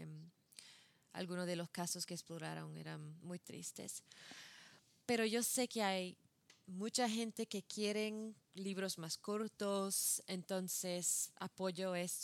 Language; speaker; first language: Spanish; non-native, fluent; English